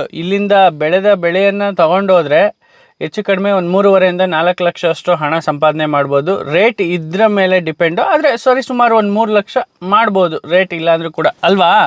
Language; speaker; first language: Kannada; native; Kannada